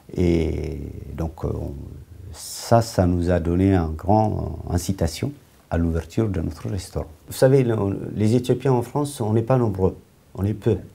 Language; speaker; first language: French; non-native, fluent; Amharic